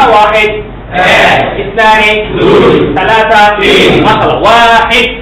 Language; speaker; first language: Arabic; non-native, fluent; Bangla